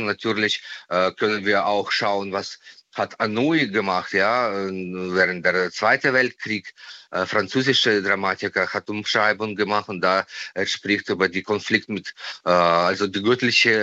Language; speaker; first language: German; non-native, fluent; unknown